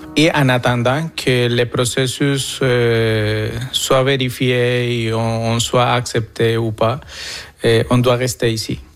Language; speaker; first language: French; non-native, fluent; Spanish